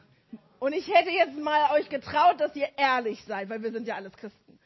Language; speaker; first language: German; native; German